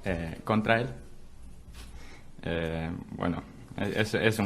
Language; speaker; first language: Spanish; non-native, fluent; Norwegian